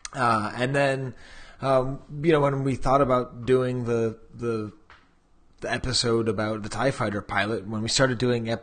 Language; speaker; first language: English; native; English